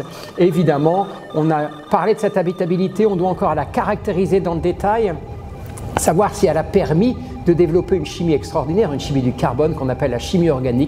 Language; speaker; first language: French; native; French